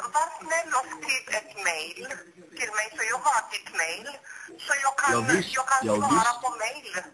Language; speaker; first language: Swedish; non-native, fluent; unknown